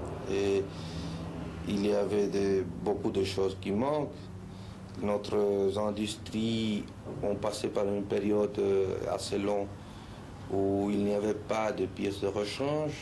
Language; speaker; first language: French; non-native, fluent; Spanish